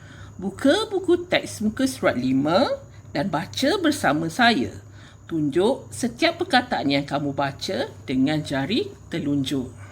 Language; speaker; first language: Malay; native; Malay